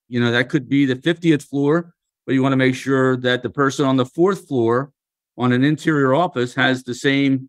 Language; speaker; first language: English; native; English